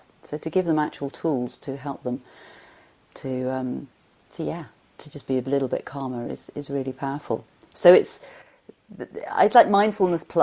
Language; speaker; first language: English; native; English